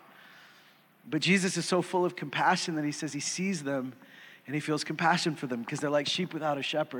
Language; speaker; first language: English; native; English